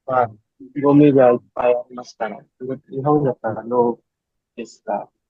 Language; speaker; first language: Japanese; non-native, learner; Indonesian